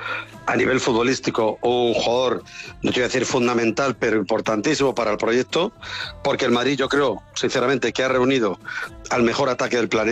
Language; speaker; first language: Spanish; native; Spanish